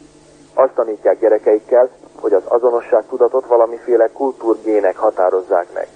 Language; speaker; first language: Hungarian; native; Hungarian